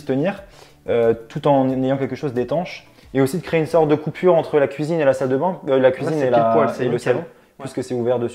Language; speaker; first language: French; native; French